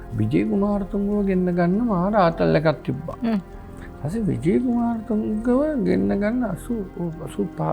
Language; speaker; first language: Sinhala; native; Sinhala